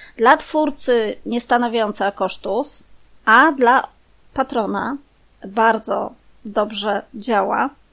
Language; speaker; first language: Polish; native; Polish